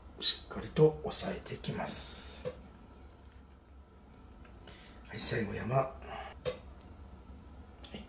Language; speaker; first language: Japanese; native; Japanese